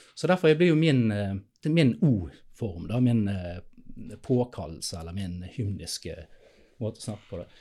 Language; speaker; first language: Norwegian; native; Norwegian